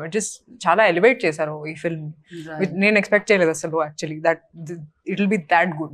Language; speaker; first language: Telugu; non-native, fluent; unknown